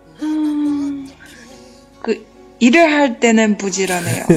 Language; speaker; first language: Korean; non-native, learner; Chinese